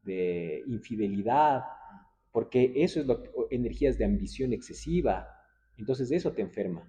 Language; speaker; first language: Spanish; native; Spanish